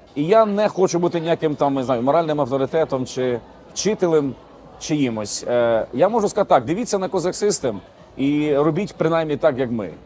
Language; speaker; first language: Ukrainian; native; Ukrainian